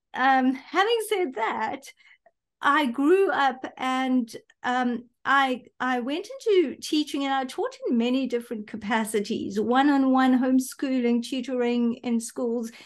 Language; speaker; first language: English; native; English